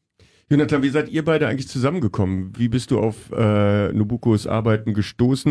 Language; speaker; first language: German; native; German